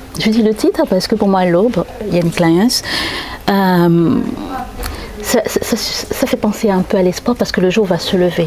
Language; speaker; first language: French; non-native, local second language; Haitian Creole